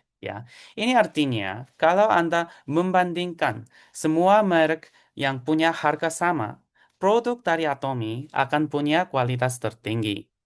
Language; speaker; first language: Indonesian; non-native, fluent; Korean